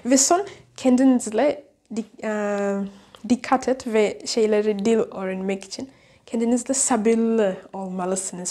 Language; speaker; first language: Turkish; non-native, learner; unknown